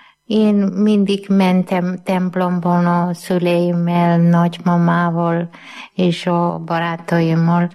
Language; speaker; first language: Hungarian; non-native, learner; Malayalam